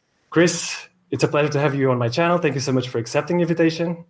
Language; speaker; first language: English; non-native, fluent; Portuguese